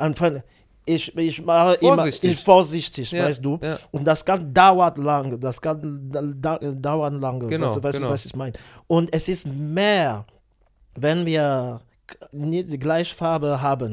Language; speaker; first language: German; non-native, learner; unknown